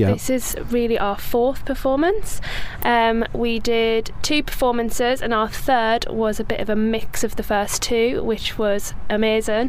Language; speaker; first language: English; native; English